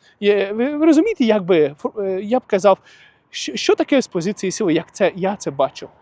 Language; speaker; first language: Ukrainian; non-native, local second language; Russian